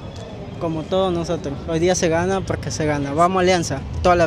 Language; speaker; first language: Spanish; native; Spanish